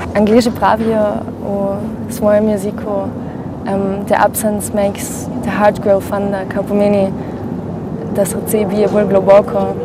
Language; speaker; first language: Slovenian; native; Slovenian